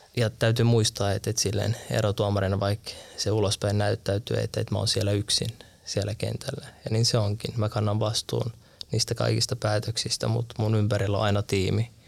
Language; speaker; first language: Finnish; early bilingual, other home language; Arabic